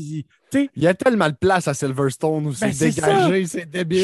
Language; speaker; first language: French; native; French